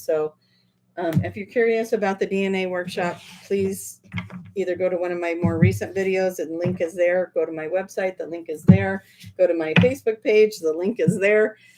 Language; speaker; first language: English; native; English